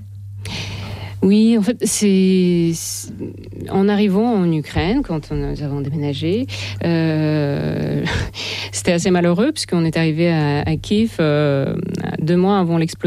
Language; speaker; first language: French; non-native, fluent; Russian